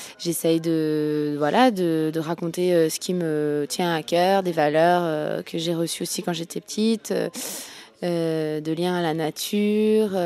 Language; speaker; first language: French; non-native, local second language; Swiss German